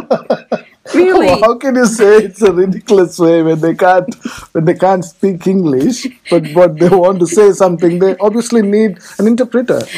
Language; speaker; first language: English; non-native, local second language; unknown